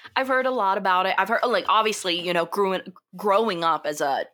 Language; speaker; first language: English; early bilingual, other home language; Italian